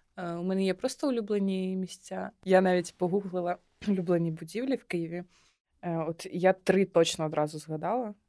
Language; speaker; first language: Ukrainian; non-native, local second language; Russian